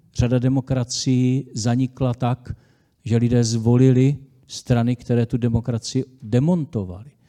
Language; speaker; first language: Czech; native; Czech